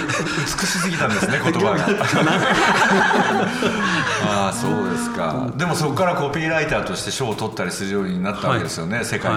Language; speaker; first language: Japanese; native; Japanese